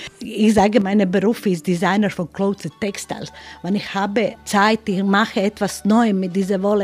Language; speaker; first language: German; non-native, learner; Croatian